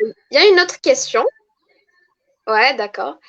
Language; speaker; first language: French; non-native, local second language; Arabic